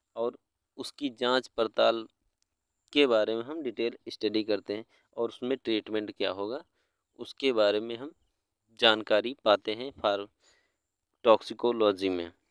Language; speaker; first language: Hindi; native; Hindi